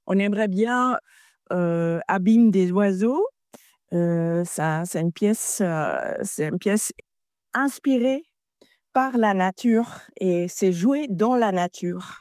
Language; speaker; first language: French; non-native, fluent; Dutch